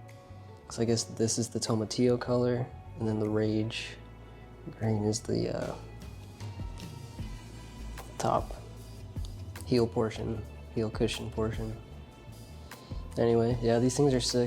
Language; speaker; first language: English; native; English